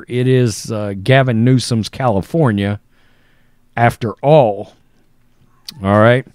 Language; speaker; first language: English; native; English